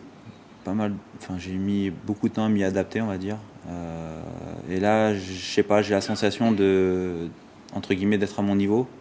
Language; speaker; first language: French; native; French